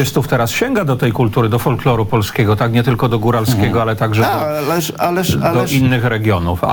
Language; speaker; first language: Polish; native; Polish